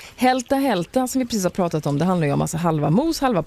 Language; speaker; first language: Swedish; native; Swedish